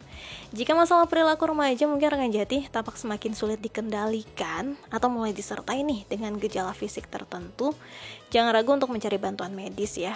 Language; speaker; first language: Indonesian; native; Indonesian